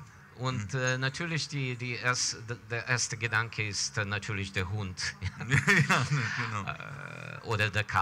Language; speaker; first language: German; non-native, fluent; Ukrainian